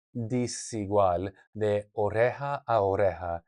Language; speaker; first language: Spanish; non-native, learner; English